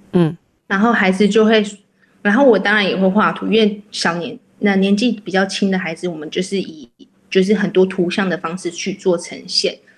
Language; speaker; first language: Chinese; native; Chinese